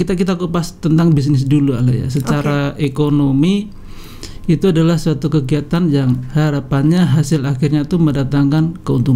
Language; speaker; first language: Indonesian; native; Indonesian